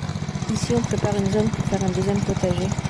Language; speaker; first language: French; native; French